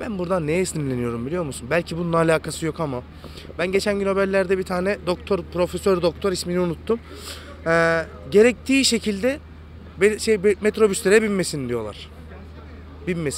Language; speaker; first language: Turkish; native; Turkish